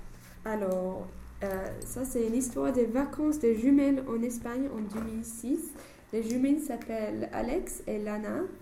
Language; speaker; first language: French; non-native, fluent; English